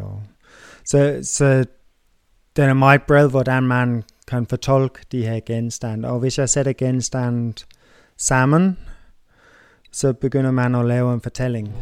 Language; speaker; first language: Danish; non-native, fluent; English